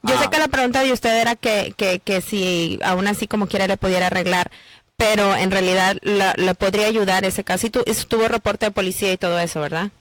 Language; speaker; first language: Spanish; native; Spanish